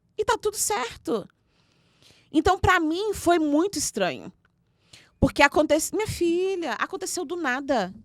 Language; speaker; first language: Portuguese; native; Portuguese